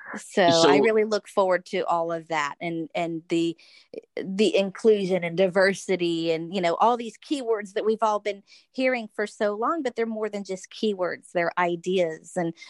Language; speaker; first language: English; native; English